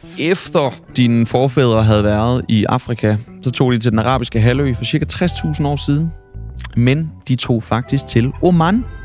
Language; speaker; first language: Danish; native; Danish